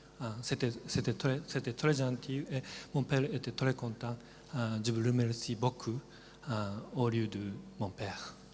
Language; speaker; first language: French; non-native, learner; Japanese